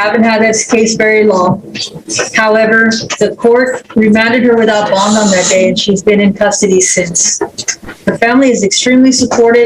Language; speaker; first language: English; native; English